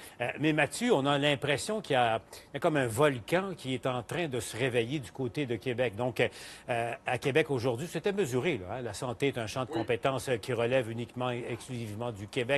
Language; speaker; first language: French; native; French